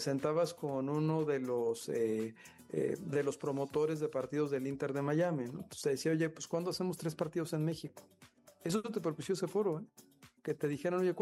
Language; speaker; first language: Spanish; native; Spanish